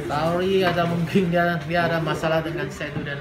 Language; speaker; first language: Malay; non-native, local second language; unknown